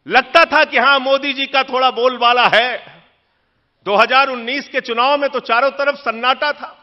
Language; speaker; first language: Hindi; native; Hindi